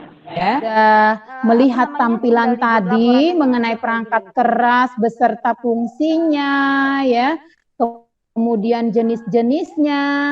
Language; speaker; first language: Indonesian; native; Indonesian